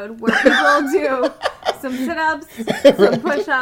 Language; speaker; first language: English; early bilingual, other home language; Spanish